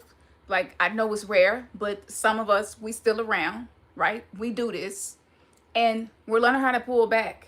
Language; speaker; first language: English; native; English